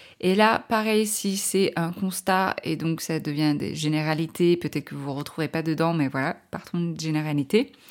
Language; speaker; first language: French; native; French